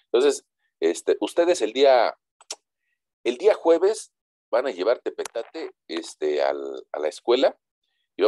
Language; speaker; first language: Spanish; native; Spanish